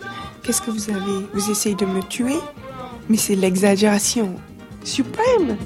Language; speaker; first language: French; non-native, fluent; English